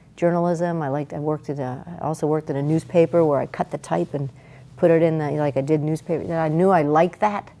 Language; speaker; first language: English; native; English